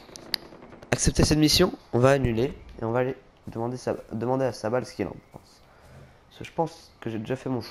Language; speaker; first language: French; native; French